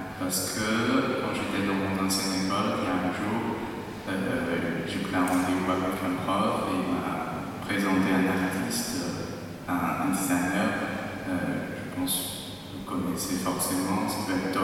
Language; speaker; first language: French; non-native, learner; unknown